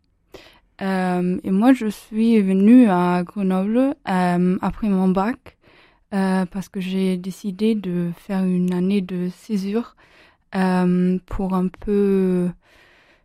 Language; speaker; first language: French; non-native, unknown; German